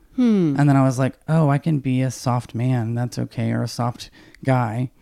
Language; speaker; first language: English; native; English